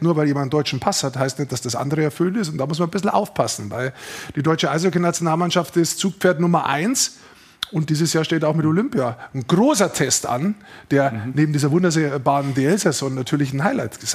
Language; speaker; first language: German; native; German